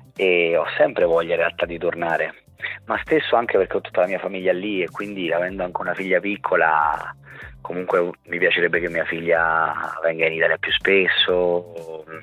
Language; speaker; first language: Italian; native; Italian